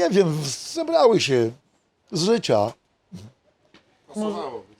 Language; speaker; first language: Polish; native; Polish